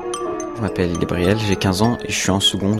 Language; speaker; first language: French; native; French